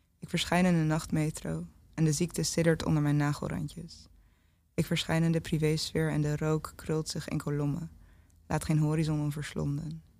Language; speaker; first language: Dutch; native; Dutch